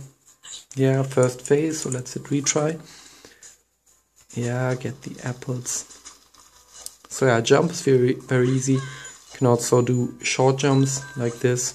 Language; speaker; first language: English; non-native, fluent; German